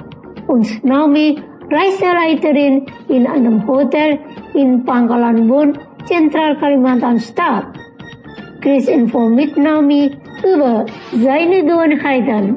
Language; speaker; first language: German; non-native, learner; Indonesian